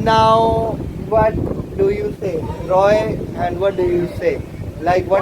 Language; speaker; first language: English; non-native, fluent; Hindi